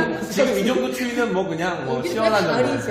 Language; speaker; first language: Korean; native; Korean